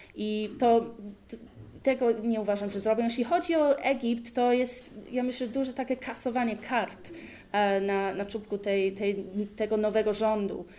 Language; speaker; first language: Polish; early bilingual, heritage; Polish